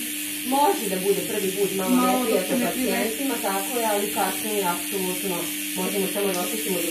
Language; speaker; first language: Serbian; native; Serbian